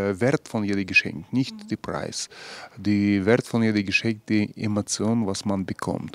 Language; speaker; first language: German; non-native, fluent; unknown